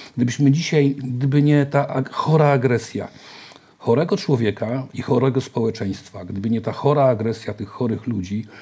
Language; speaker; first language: Polish; native; Polish